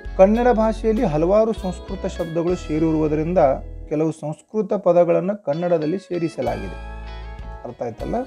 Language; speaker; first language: Kannada; non-native, local second language; Urdu